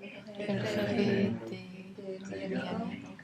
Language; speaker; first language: Spanish; non-native, learner; English